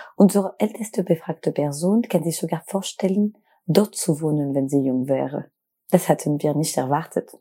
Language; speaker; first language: German; non-native, fluent; French